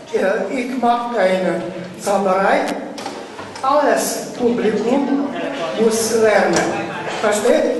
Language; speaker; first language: German; non-native, learner; Hungarian